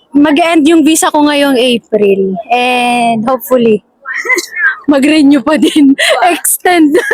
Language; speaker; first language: Filipino; non-native, local second language; Bikol